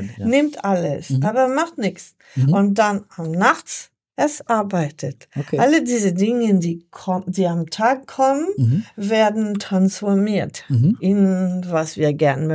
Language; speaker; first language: German; non-native, learner; French